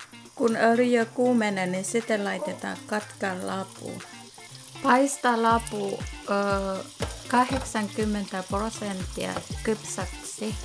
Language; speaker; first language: Finnish; non-native, learner; Thai